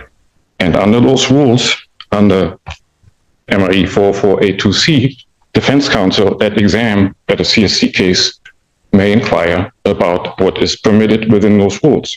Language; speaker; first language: English; native; English